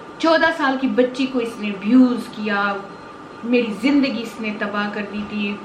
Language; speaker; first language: Urdu; non-native, local second language; Pashto